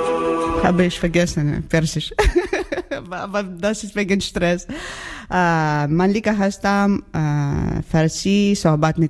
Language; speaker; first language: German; non-native, learner; Ukrainian